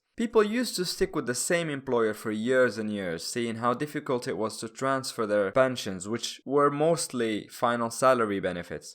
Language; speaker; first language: English; non-native, fluent; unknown